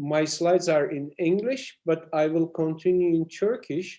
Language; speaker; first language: English; non-native, fluent; Turkish